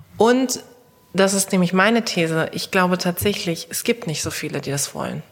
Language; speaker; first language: German; early bilingual, other home language; Turkish